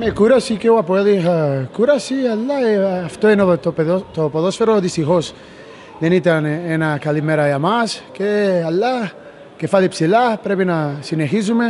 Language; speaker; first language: Greek; non-native, learner; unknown